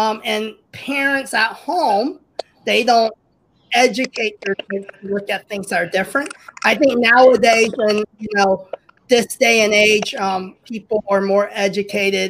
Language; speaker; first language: English; early bilingual, other home language; Cantonese